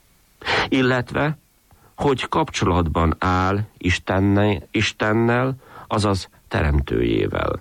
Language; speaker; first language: Hungarian; native; Hungarian